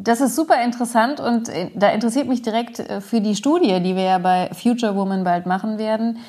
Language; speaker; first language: German; early bilingual, other home language; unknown